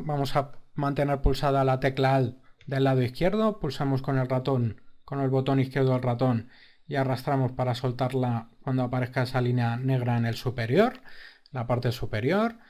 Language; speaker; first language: Spanish; native; Spanish